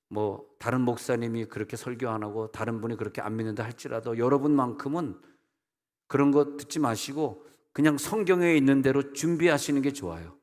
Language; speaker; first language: Korean; native; Korean